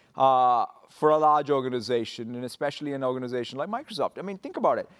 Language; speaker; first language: English; non-native, local second language; Telugu